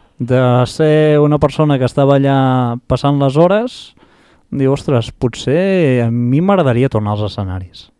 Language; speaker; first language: Catalan; native; Catalan